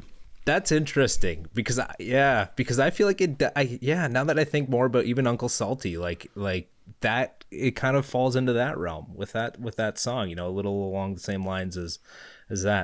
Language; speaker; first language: English; native; English